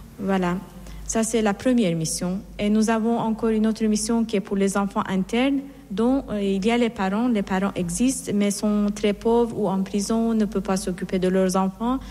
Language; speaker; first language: French; non-native, fluent; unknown